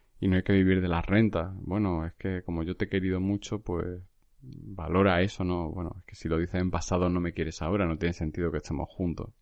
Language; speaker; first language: Spanish; native; Spanish